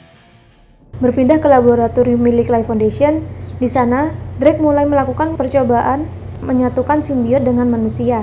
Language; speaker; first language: Indonesian; native; Indonesian